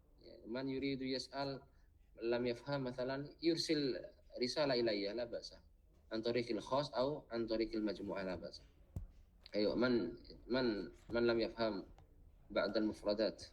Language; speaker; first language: Arabic; non-native, fluent; Indonesian